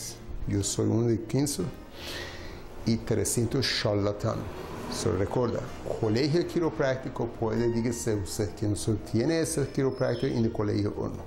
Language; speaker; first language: Spanish; non-native, learner; Persian